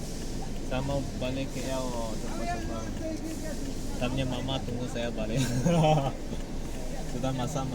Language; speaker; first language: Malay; non-native, learner; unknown